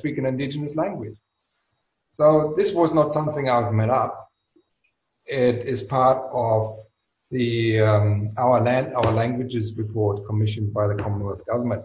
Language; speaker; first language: English; non-native, fluent; German